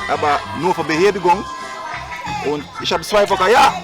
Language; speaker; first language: German; non-native, learner; English